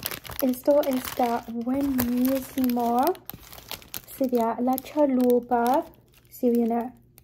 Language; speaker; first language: Spanish; early bilingual, heritage; Spanish